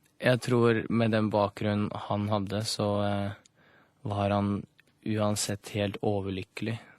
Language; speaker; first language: Norwegian; early bilingual, other home language; Russian